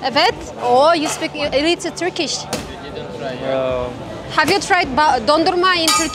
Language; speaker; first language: English; non-native, fluent; Kazakh